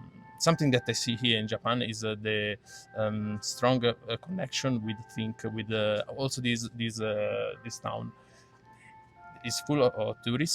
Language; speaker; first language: English; non-native, learner; Italian